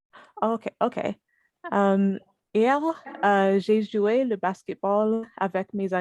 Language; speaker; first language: French; non-native, learner; English